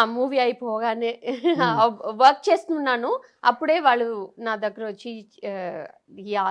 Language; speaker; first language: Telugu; non-native, fluent; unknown